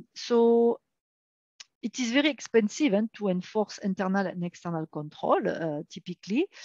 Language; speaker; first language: English; non-native, fluent; French